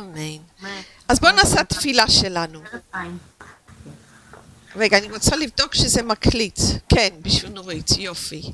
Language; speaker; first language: Hebrew; non-native, fluent; English